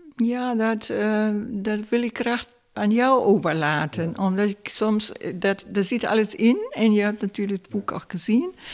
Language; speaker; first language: Dutch; non-native, fluent; Spanish